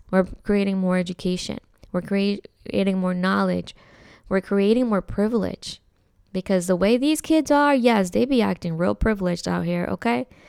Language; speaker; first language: English; early bilingual, other home language; Spanish